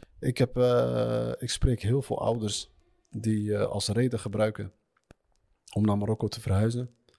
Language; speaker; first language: Dutch; early bilingual, other home language; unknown